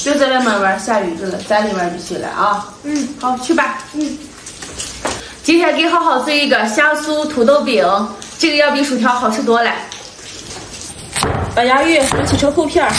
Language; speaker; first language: Chinese; native; Chinese